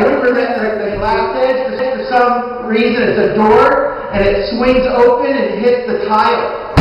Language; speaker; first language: English; native; English